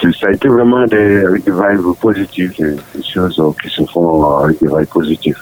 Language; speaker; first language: French; non-native, local second language; Dyula